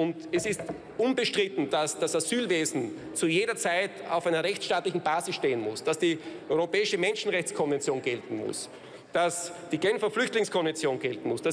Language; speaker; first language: German; native; German